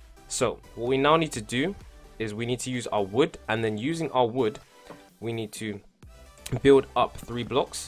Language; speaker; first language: English; native; English